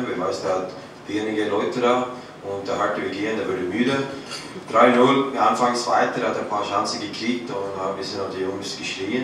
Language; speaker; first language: German; non-native, learner; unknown